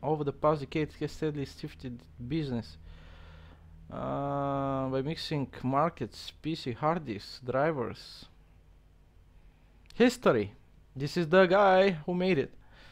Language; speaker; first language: English; non-native, learner; Bulgarian